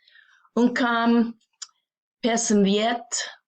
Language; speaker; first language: Albanian; non-native, learner; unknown